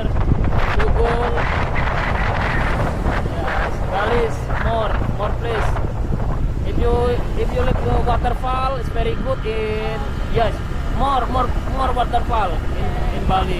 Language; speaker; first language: English; non-native, learner; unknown